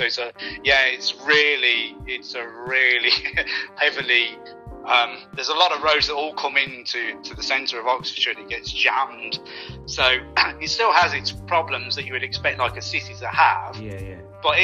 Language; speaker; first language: English; native; English